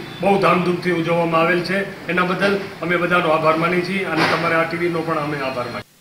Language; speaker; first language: Gujarati; non-native, local second language; Sindhi